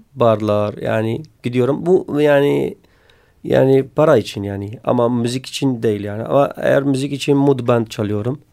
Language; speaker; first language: Turkish; non-native, learner; Kurdish